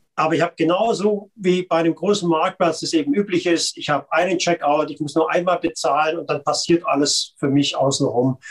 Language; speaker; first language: German; native; German